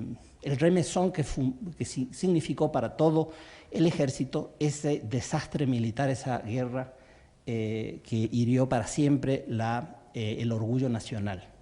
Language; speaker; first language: Spanish; native; Spanish